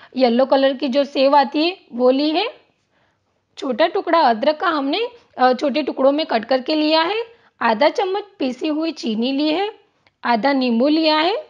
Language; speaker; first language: Hindi; non-native, local second language; Gujarati